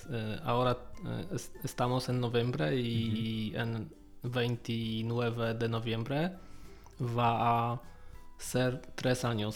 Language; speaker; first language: Spanish; non-native, learner; Polish